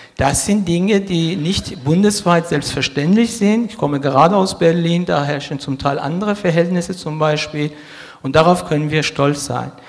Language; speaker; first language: German; non-native, fluent; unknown